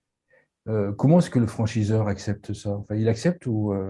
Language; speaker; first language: French; native; French